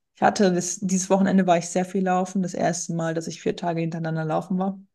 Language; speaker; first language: German; native; German